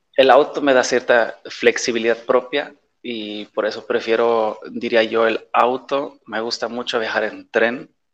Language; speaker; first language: Spanish; non-native, fluent; Polish